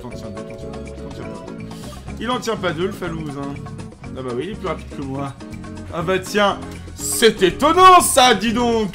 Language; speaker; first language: French; native; French